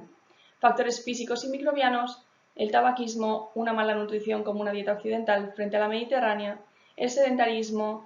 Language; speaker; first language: Spanish; native; Spanish